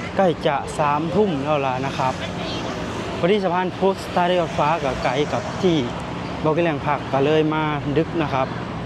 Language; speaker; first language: Thai; non-native, local second language; Lao